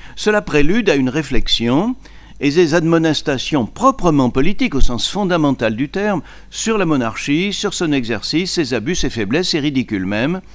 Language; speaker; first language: French; native; French